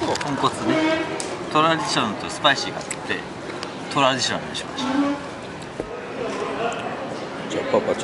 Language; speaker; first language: Japanese; native; Japanese